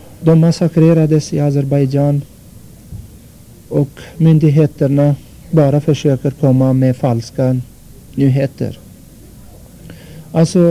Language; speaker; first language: Swedish; non-native, fluent; Armenian